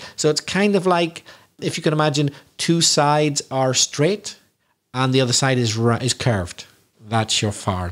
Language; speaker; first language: English; native; English